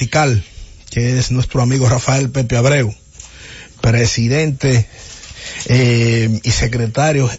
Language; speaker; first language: Spanish; native; Spanish